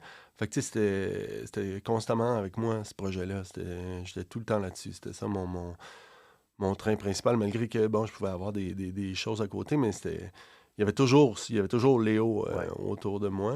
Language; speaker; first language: French; native; French